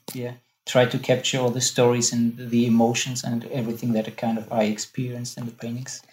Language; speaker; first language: English; non-native, fluent; German